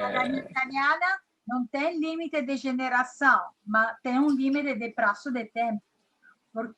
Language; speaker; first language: Portuguese; non-native, learner; Italian